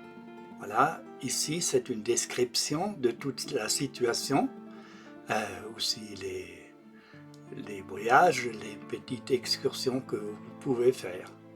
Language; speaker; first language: French; non-native, local second language; German